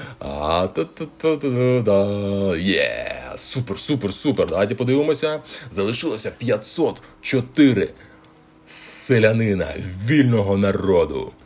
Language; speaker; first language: Ukrainian; non-native, local second language; Russian